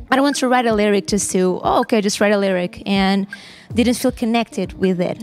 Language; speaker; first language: English; non-native, fluent; Portuguese